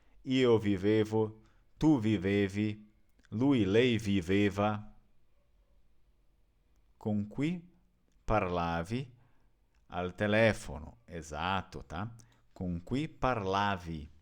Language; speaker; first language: Italian; non-native, fluent; Portuguese